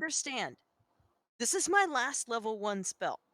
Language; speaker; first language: English; native; English